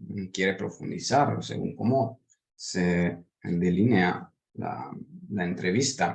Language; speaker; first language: Spanish; non-native, fluent; Italian